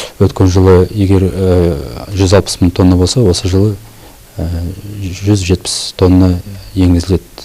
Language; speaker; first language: Kazakh; native; Kazakh